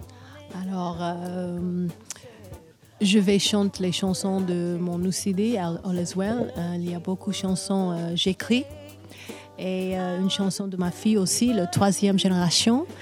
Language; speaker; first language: French; non-native, learner; English